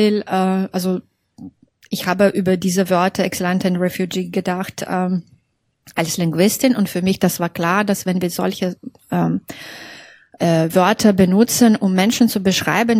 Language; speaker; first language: German; non-native, fluent; Belarusian